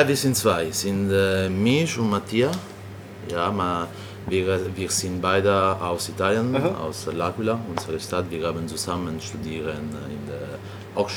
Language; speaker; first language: German; non-native, learner; Italian